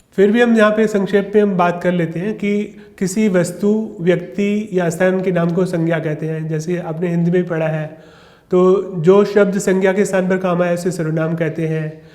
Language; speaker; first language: Hindi; non-native, local second language; Sindhi